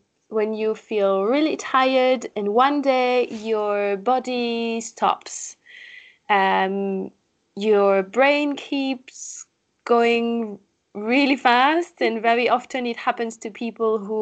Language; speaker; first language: English; non-native, fluent; French